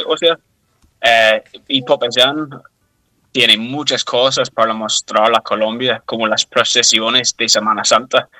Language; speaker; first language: Spanish; non-native, fluent; English